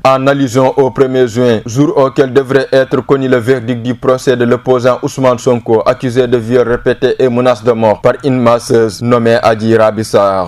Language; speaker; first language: French; non-native, local second language; Wolof